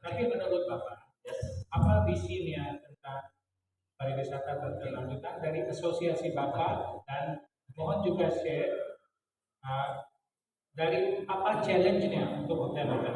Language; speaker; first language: Indonesian; non-native, fluent; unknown